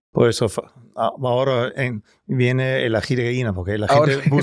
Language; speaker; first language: Spanish; non-native, learner; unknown